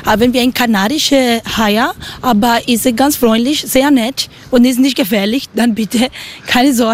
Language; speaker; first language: German; non-native, learner; Spanish